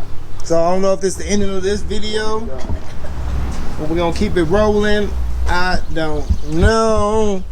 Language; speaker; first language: English; native; English